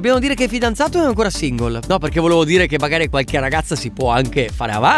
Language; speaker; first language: Italian; native; Italian